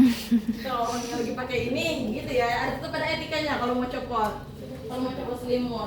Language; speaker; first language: Indonesian; native; Indonesian